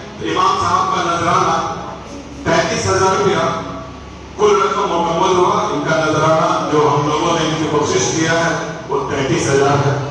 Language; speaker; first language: Urdu; native; Urdu